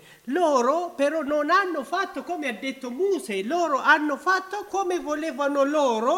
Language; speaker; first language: Italian; non-native, learner; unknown